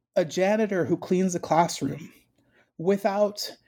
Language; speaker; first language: English; early bilingual, other home language; Spanish